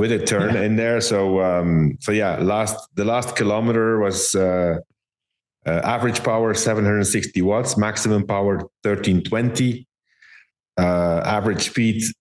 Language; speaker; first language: English; non-native, fluent; Dutch